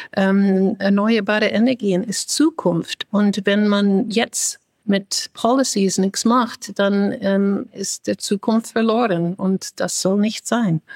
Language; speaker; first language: German; non-native, fluent; English